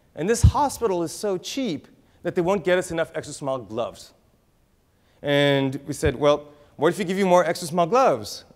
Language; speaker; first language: English; native; English